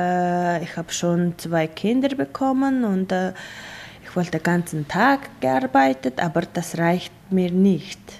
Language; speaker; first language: German; non-native, learner; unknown